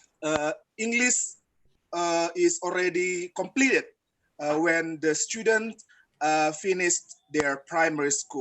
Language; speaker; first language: English; non-native, fluent; Indonesian